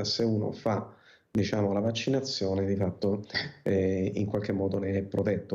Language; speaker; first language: Italian; native; Italian